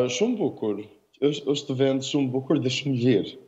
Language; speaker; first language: Albanian; non-native, learner; Serbian